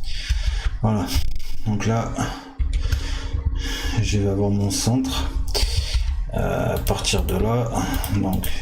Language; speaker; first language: French; native; French